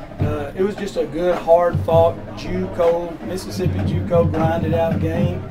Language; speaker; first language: English; native; English